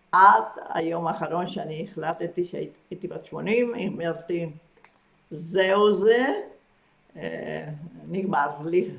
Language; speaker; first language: Hebrew; non-native, fluent; Spanish